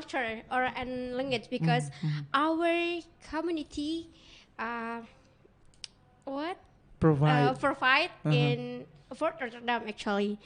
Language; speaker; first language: English; non-native, learner; Indonesian